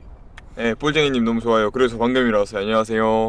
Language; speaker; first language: Korean; native; Korean